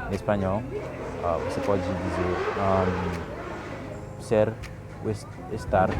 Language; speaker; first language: Portuguese; non-native, fluent; Haitian Creole